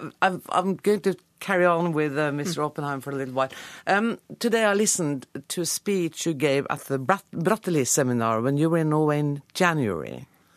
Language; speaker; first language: English; non-native, fluent; Norwegian